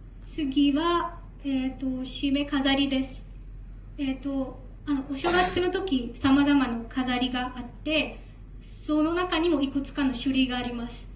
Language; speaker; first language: Japanese; non-native, learner; Marathi